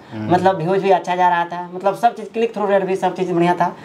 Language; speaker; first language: Hindi; native; Hindi